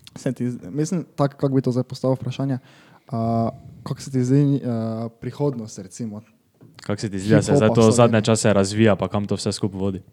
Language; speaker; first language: Slovenian; native; Slovenian